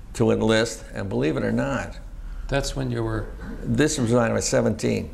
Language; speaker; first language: English; native; English